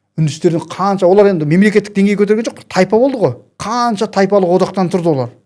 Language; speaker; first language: Kazakh; native; Kazakh